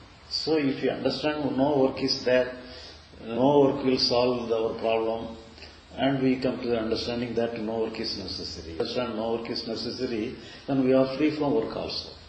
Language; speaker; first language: English; non-native, local second language; Tamil